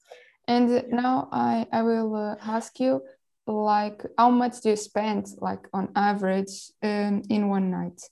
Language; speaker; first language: English; non-native, local second language; Portuguese